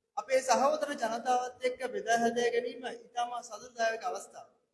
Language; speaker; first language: Sinhala; non-native, local second language; Tamil